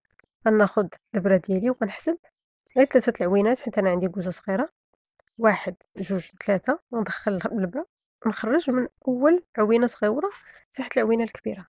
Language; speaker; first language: Arabic; native; Arabic